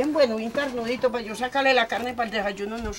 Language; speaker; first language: Spanish; native; Spanish